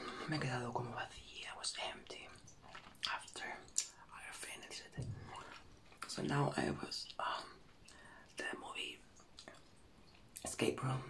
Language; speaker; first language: English; non-native, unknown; Spanish